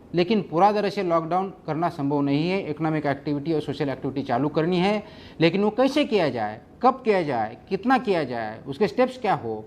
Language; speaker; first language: Hindi; non-native, local second language; Marathi